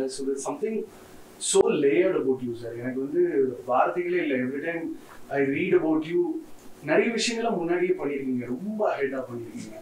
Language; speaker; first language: Tamil; native; Tamil